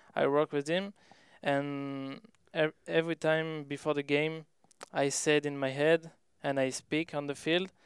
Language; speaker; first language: English; non-native, learner; French